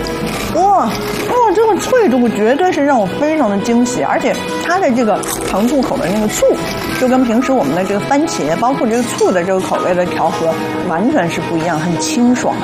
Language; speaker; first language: Chinese; native; Chinese